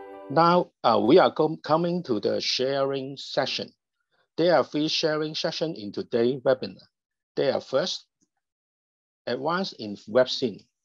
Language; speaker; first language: English; non-native, local second language; Cantonese